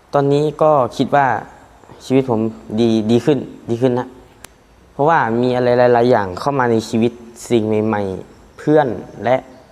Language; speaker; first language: Thai; native; Thai